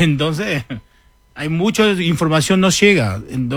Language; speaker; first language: Spanish; non-native, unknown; Chinese